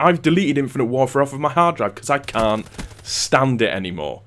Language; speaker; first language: English; native; English